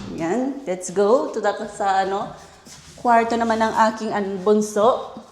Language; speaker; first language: Filipino; native; Filipino